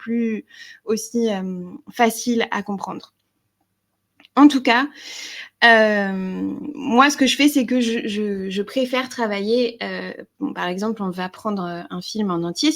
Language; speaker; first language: French; native; French